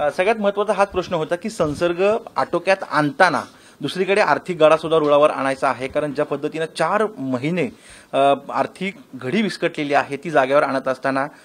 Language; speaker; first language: Marathi; native; Marathi